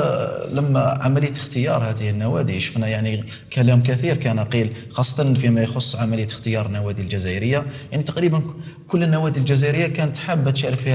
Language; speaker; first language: Arabic; native; Arabic